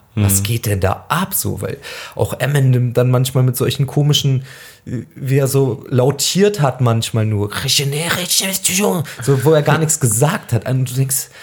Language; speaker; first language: German; native; German